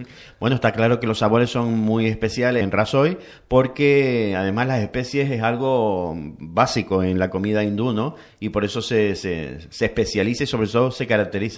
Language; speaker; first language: Spanish; native; Spanish